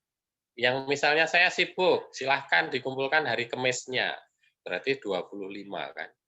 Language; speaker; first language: Indonesian; native; Indonesian